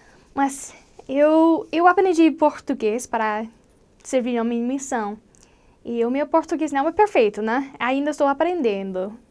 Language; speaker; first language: Portuguese; non-native, learner; English